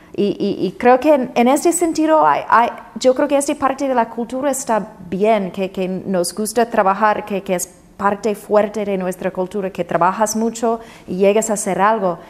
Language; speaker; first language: Spanish; non-native, fluent; English